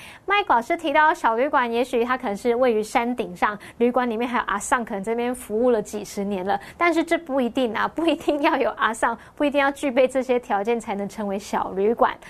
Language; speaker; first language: Chinese; native; Chinese